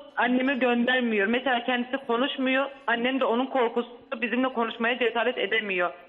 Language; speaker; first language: Turkish; native; Turkish